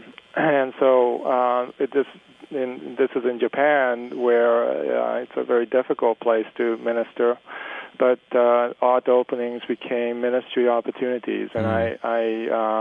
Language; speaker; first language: English; early bilingual, other home language; Japanese